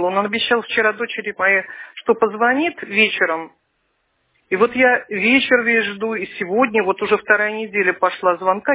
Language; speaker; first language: Russian; native; Russian